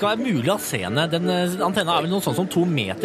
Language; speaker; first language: Norwegian; native; Norwegian